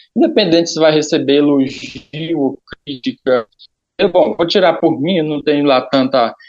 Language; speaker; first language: Portuguese; native; Portuguese